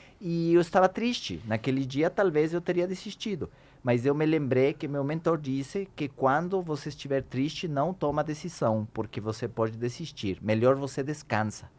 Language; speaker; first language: Portuguese; non-native, fluent; Spanish